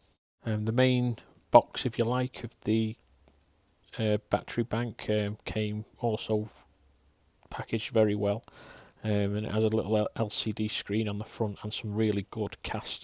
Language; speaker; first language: English; native; English